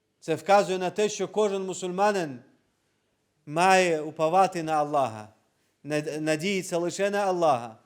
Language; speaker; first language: Ukrainian; non-native, local second language; Crimean Tatar